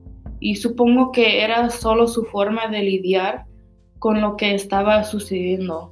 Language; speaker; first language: Spanish; early bilingual, heritage; Spanish